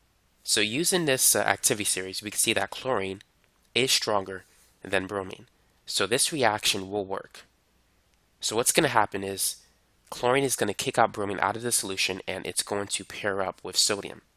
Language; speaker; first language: English; native; English